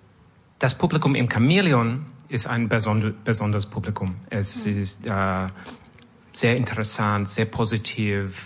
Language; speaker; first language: German; non-native, learner; French